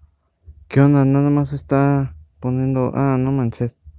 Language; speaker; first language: Spanish; native; Spanish